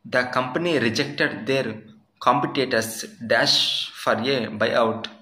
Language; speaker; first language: English; non-native, local second language; Telugu